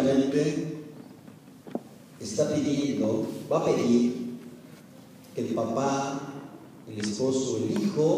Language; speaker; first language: Spanish; native; Spanish